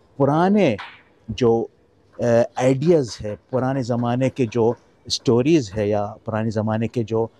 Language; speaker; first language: Hindi; non-native, fluent; Arabic